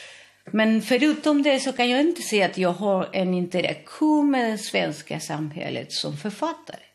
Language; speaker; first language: Swedish; non-native, fluent; Spanish